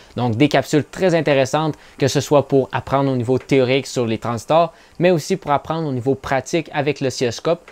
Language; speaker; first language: French; native; French